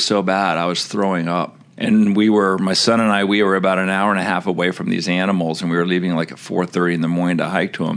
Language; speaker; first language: English; native; English